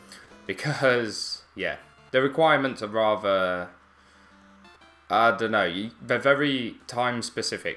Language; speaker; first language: English; native; English